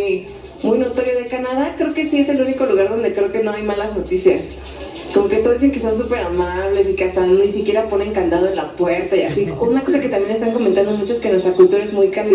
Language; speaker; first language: Spanish; native; Spanish